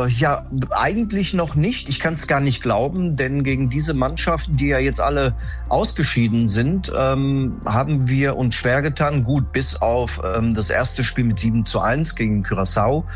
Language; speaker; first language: German; native; German